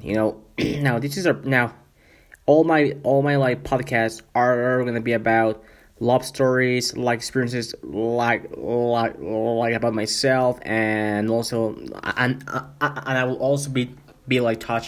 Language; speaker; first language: English; non-native, fluent; Spanish